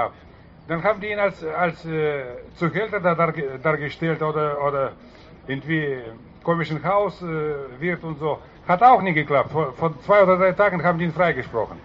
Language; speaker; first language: German; non-native, fluent; Russian